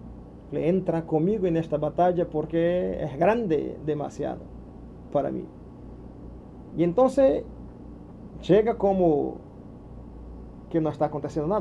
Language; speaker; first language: Spanish; non-native, learner; Portuguese